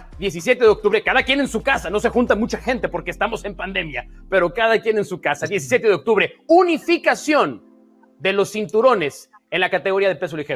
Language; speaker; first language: Spanish; native; Spanish